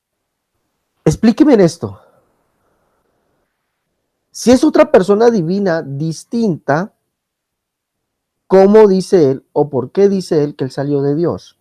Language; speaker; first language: Spanish; native; Spanish